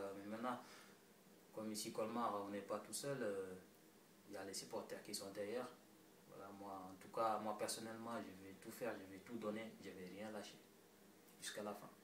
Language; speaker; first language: French; non-native, local second language; Wolof